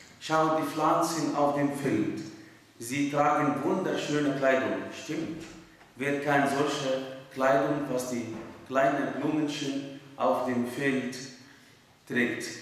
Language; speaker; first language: German; non-native, fluent; Arabic